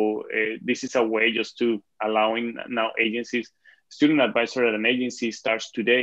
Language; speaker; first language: English; non-native, fluent; Spanish